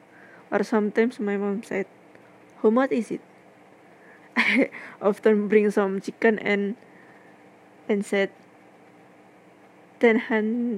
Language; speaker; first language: English; non-native, learner; Indonesian